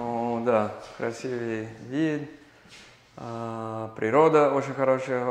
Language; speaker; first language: Russian; non-native, learner; English